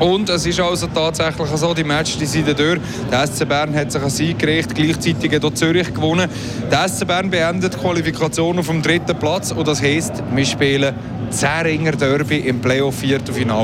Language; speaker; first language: German; native; German